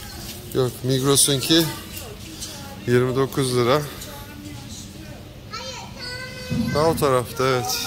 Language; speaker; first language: Turkish; native; Turkish